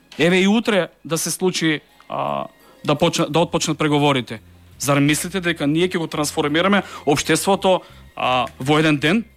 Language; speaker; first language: Macedonian; native; Macedonian